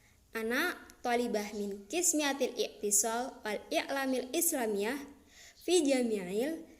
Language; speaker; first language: Arabic; non-native, learner; Indonesian